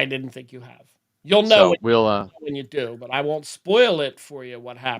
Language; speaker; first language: English; native; English